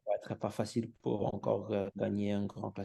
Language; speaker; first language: French; non-native, local second language; Dutch